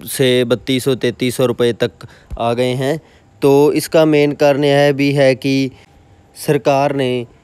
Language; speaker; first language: Hindi; non-native, local second language; Punjabi